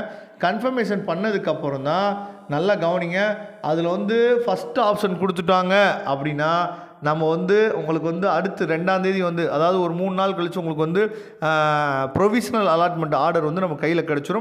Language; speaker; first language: Tamil; native; Tamil